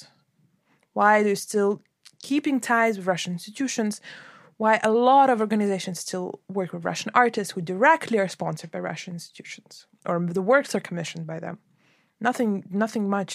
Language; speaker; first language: English; non-native, fluent; Ukrainian